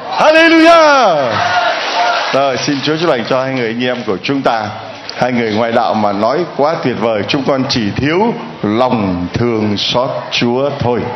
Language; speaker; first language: Vietnamese; native; Vietnamese